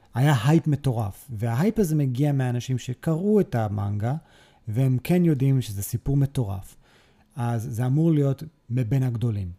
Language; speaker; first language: Hebrew; early bilingual, other home language; English